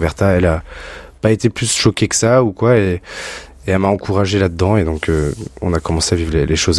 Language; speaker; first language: French; native; French